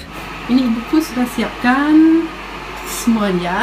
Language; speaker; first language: Indonesian; non-native, fluent; German